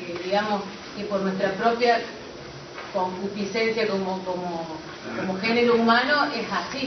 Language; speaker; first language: Spanish; native; Spanish